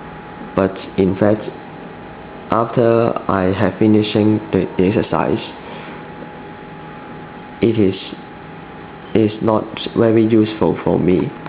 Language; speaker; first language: English; non-native, learner; Cantonese